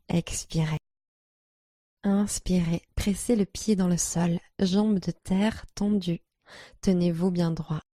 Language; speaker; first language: French; native; French